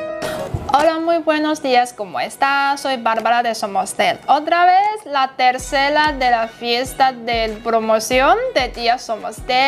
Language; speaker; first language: Spanish; non-native, learner; Chinese